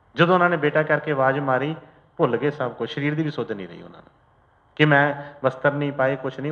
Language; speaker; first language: Hindi; non-native, local second language; Punjabi